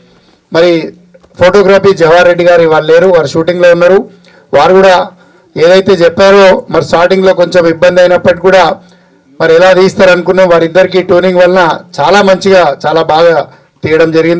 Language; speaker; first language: Telugu; native; Telugu